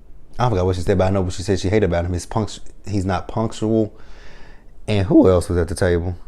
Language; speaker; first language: English; native; English